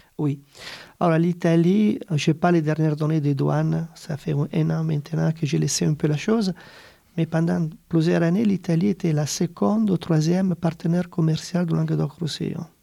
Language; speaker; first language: French; non-native, fluent; Italian